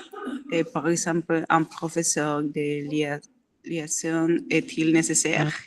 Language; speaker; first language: French; non-native, fluent; Spanish